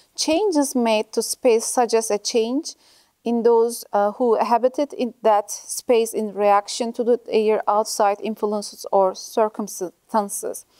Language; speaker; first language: English; non-native, learner; Turkish